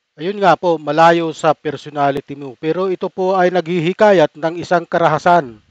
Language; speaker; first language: Filipino; native; Filipino